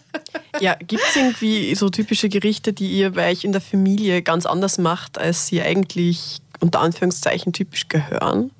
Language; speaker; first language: German; native; German